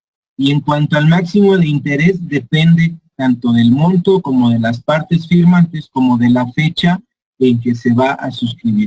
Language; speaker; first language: Spanish; native; Spanish